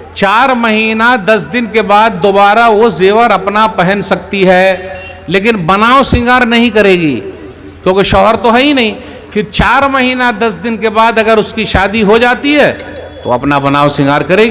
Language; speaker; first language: Hindi; native; Hindi